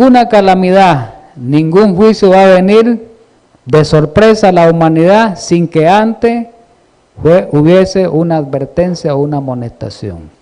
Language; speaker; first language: Spanish; native; Spanish